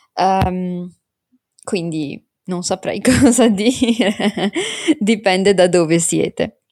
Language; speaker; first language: Italian; native; Italian